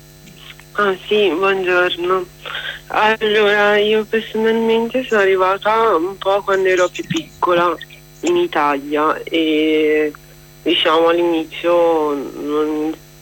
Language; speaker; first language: Italian; non-native, fluent; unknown